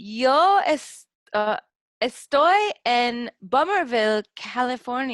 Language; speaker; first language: Spanish; non-native, learner; English